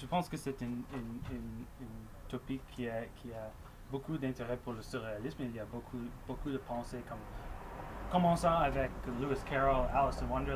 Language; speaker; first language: French; non-native, local second language; English